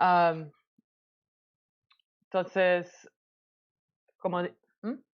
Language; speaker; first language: Spanish; early bilingual, heritage; Spanish